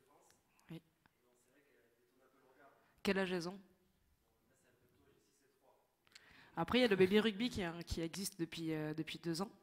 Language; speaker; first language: French; native; French